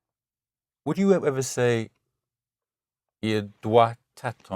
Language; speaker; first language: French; non-native, learner; English